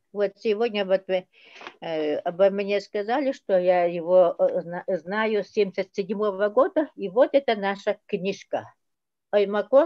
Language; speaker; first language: Russian; non-native, local second language; Yakut